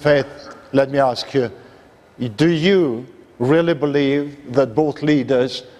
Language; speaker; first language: English; non-native, fluent; Albanian